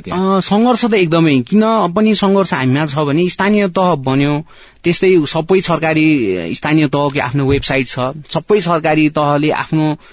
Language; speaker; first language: Nepali; native; Nepali